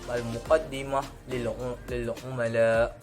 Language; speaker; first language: Arabic; non-native, learner; Malay